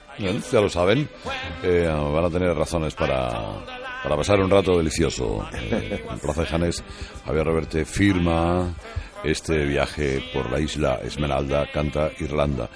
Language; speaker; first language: Spanish; native; Spanish